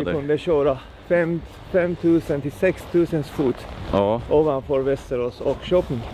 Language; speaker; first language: Swedish; non-native, learner; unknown